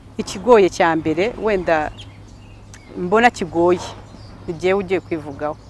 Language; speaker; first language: Kinyarwanda; early bilingual, heritage; Kinyarwanda